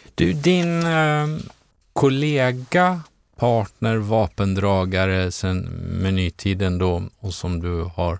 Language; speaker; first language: Swedish; native; Swedish